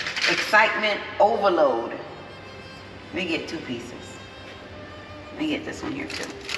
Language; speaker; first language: English; early bilingual, other home language; Spanish